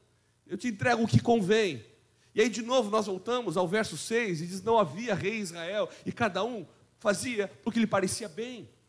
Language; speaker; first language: Portuguese; native; Portuguese